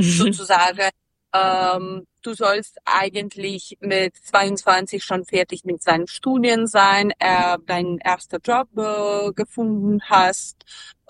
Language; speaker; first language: German; non-native, fluent; Serbian